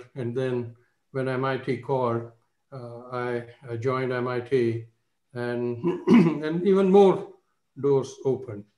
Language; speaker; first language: English; non-native, local second language; Marathi